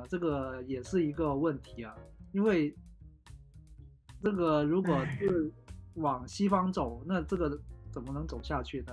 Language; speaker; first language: Chinese; non-native, local second language; Cantonese